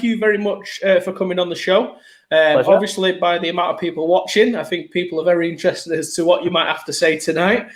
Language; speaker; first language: English; native; English